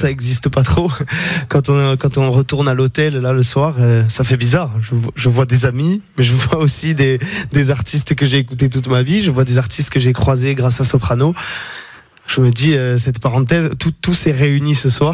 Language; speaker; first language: French; non-native, local second language; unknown